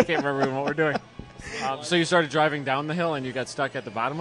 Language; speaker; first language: English; native; English